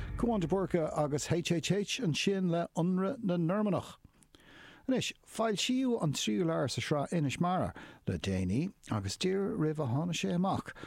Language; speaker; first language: Irish; non-native, local second language; English